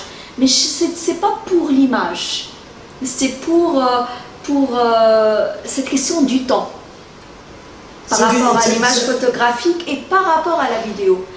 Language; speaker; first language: French; non-native, local second language; Arabic